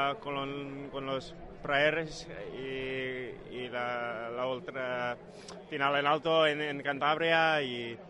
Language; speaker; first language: Spanish; non-native, learner; English